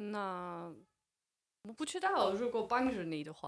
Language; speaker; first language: Chinese; non-native, fluent; English